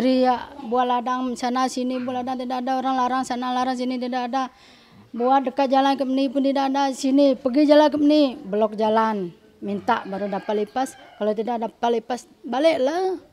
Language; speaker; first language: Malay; non-native, local second language; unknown